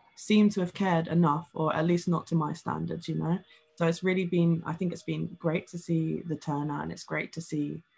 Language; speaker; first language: English; native; English